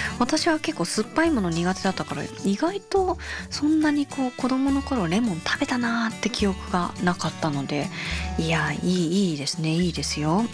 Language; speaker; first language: Japanese; native; Japanese